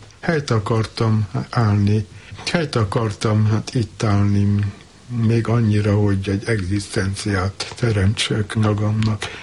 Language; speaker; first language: Hungarian; native; Hungarian